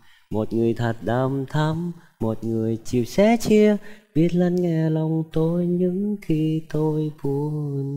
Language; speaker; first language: Vietnamese; native; Vietnamese